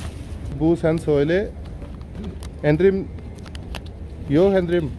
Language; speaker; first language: Turkish; non-native, learner; Urdu